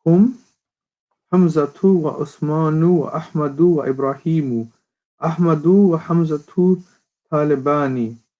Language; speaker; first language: Arabic; non-native, learner; English